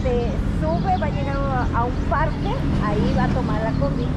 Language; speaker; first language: Spanish; native; Spanish